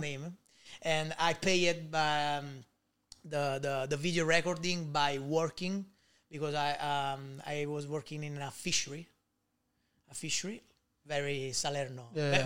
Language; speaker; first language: English; non-native, learner; Italian